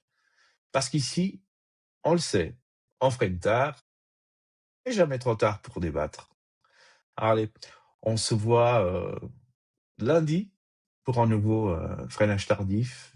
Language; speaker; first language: French; native; French